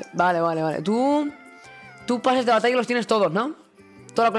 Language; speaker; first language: Spanish; native; Spanish